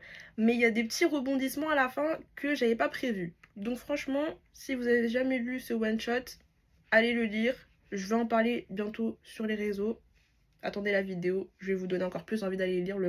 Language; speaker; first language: French; native; French